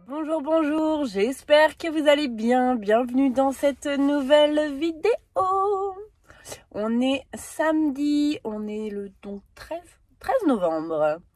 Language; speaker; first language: French; native; French